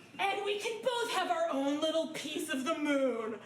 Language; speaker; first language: English; native; English